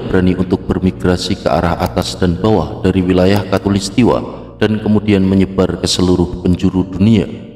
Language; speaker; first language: Indonesian; native; Indonesian